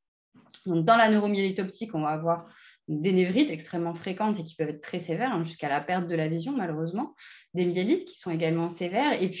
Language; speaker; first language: French; native; French